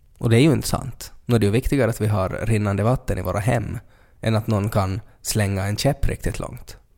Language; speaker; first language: Swedish; native; Swedish